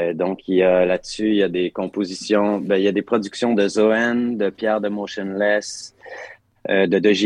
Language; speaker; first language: French; native; French